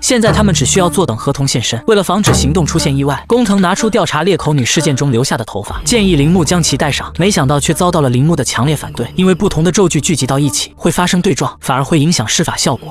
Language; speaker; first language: Chinese; native; Chinese